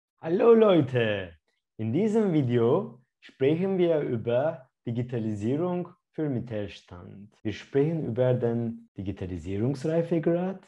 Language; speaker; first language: German; non-native, fluent; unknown